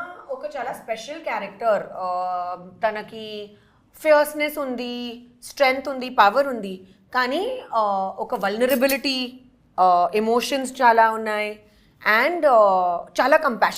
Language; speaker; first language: Telugu; non-native, learner; Hindi